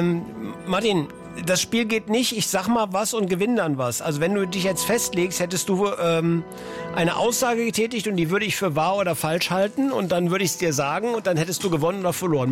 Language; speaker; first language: German; native; German